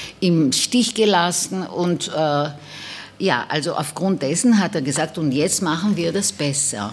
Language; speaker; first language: German; non-native, fluent; Hebrew